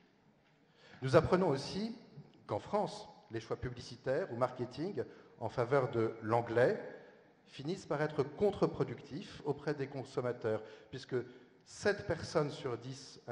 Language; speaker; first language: French; native; French